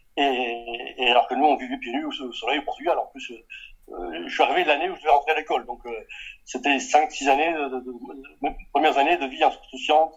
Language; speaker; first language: French; early bilingual, other home language; Portuguese